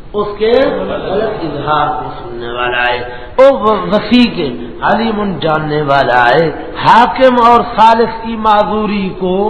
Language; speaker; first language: Urdu; non-native, local second language; Punjabi